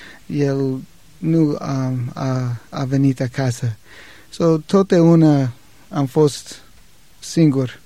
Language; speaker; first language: Romanian; non-native, learner; English